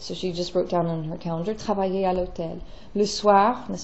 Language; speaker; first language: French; non-native, fluent; English